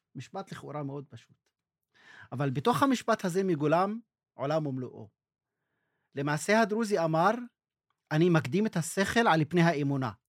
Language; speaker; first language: Hebrew; non-native, local second language; Arabic